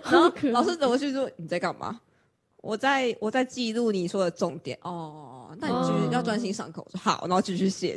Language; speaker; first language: Chinese; native; Chinese